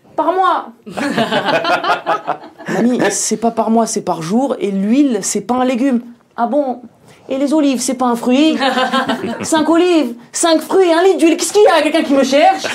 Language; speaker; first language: French; native; French